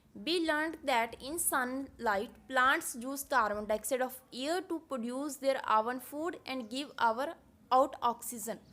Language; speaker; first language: English; non-native, local second language; Punjabi